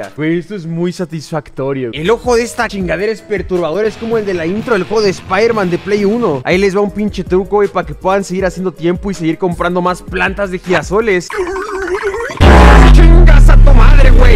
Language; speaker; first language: Spanish; native; Spanish